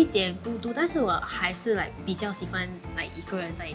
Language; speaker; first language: Chinese; non-native, local second language; English